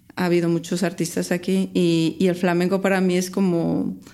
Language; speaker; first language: Spanish; native; Spanish